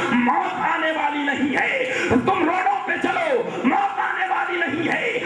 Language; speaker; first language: Urdu; native; Urdu